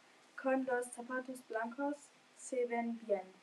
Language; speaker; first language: Spanish; non-native, learner; German